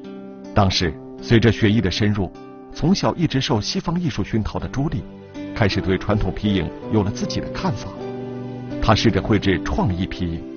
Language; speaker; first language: Chinese; native; Chinese